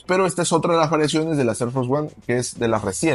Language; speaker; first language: Spanish; native; Spanish